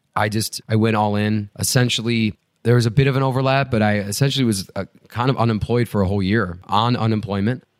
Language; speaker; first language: English; native; English